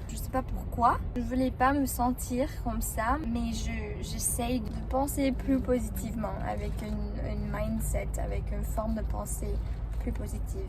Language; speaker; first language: French; non-native, learner; English